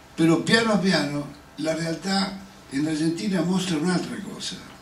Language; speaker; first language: Italian; non-native, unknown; Spanish